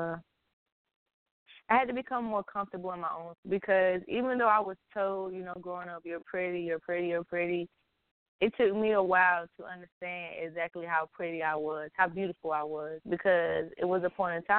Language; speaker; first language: English; native; English